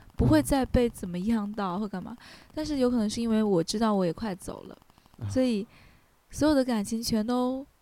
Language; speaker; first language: Chinese; native; Chinese